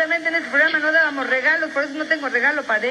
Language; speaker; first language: Spanish; native; Spanish